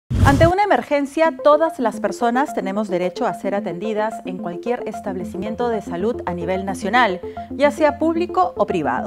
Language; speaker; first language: Spanish; native; Spanish